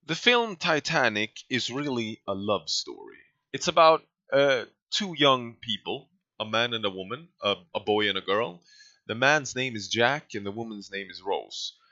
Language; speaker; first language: English; non-native, fluent; Swedish